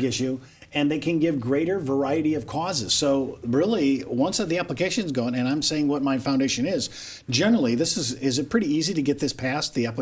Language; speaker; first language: English; native; English